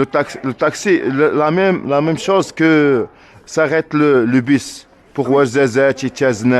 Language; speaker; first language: French; non-native, learner; Arabic